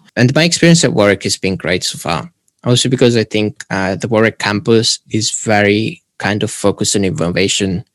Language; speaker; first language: English; non-native, fluent; Italian